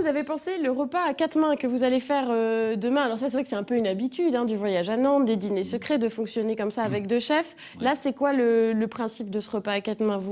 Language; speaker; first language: French; native; French